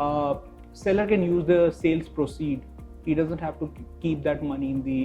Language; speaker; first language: English; non-native, local second language; Hindi